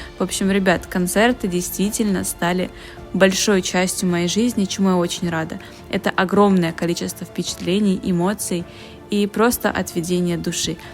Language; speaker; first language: Russian; native; Russian